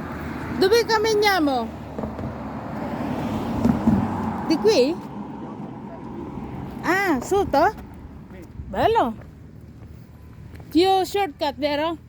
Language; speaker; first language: Italian; non-native, learner; Filipino